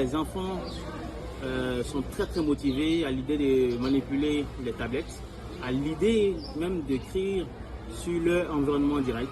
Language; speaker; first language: French; non-native, local second language; Bambara